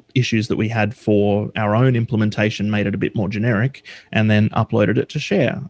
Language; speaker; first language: English; native; English